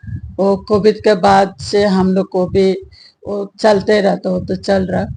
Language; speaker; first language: Hindi; non-native, local second language; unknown